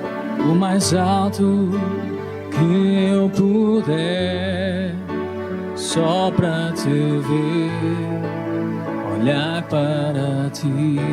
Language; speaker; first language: Portuguese; native; Portuguese